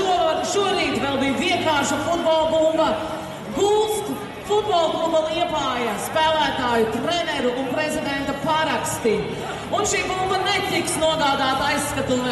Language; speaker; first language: Latvian; native; Latvian